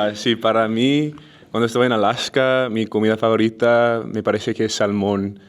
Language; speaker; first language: Spanish; non-native, fluent; English